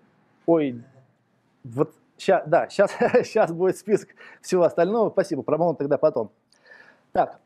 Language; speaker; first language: Russian; native; Russian